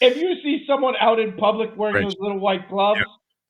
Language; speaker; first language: English; native; English